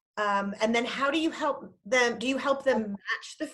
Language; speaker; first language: English; native; English